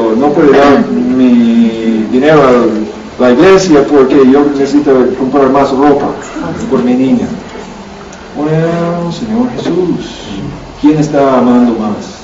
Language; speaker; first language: Spanish; non-native, learner; English